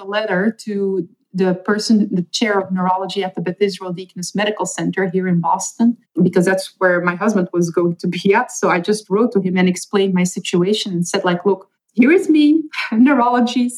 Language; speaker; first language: English; non-native, fluent; Dutch